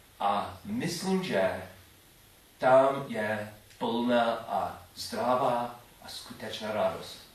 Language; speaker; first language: Czech; non-native, learner; English